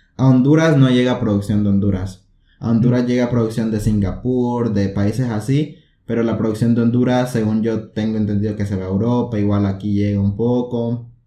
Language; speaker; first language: Spanish; native; Spanish